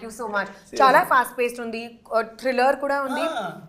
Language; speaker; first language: Telugu; non-native, learner; Hindi